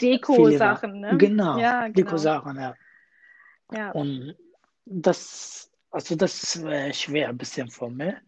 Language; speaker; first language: German; non-native, learner; Kurdish